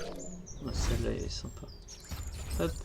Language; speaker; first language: French; native; French